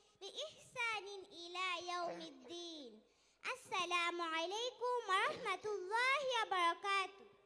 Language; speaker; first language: Arabic; non-native, learner; Bangla